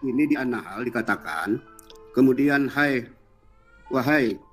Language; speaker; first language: Indonesian; native; Indonesian